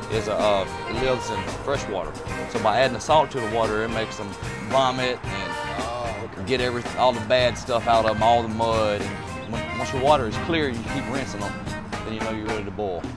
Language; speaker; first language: English; native; English